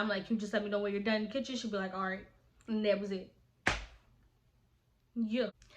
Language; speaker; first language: English; native; English